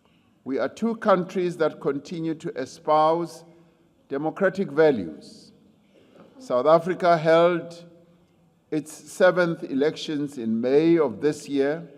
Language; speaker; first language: English; non-native, local second language; Venda